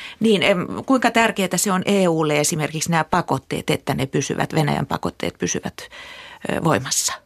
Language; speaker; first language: Finnish; native; Finnish